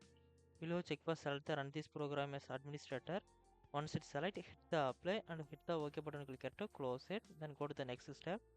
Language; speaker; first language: English; non-native, learner; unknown